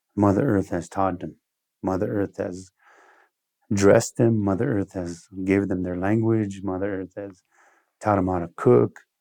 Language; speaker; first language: English; early bilingual, other home language; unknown